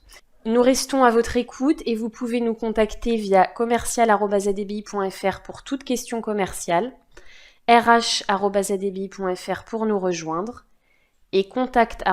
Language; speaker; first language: French; native; French